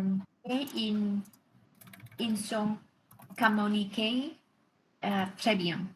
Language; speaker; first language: French; non-native, learner; Vietnamese